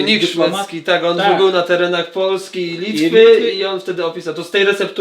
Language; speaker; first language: Polish; native; Polish